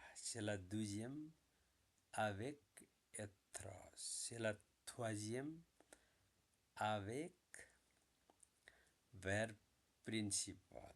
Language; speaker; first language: French; non-native, learner; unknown